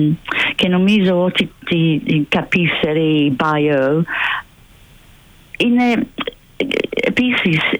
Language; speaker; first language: Greek; non-native, fluent; English